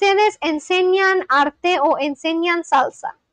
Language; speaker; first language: Spanish; non-native, learner; Bangla